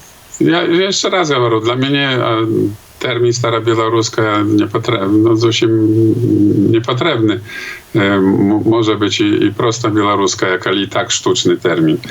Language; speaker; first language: Polish; non-native, local second language; Belarusian